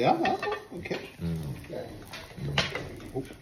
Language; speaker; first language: German; non-native, learner; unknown